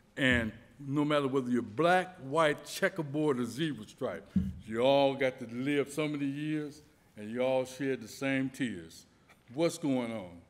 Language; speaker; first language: English; native; English